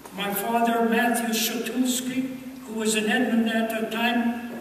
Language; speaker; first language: English; early bilingual, other home language; Ukrainian